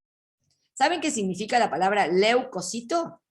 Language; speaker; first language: Spanish; native; Spanish